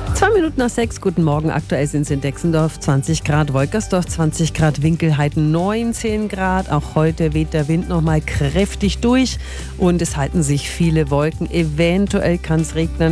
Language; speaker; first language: German; native; German